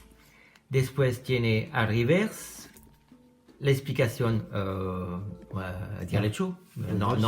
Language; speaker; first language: Spanish; non-native, learner; French